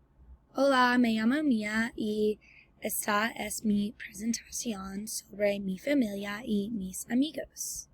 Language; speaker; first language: Spanish; non-native, learner; English